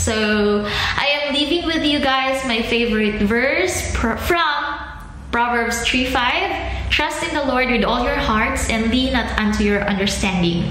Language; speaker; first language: English; non-native, local second language; Filipino